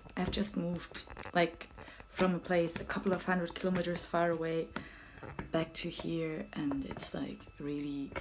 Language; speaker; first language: English; non-native, fluent; German